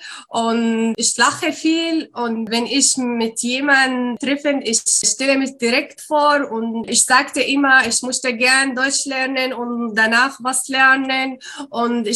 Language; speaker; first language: German; non-native, learner; Arabic